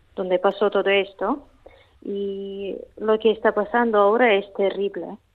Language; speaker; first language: Spanish; non-native, fluent; Russian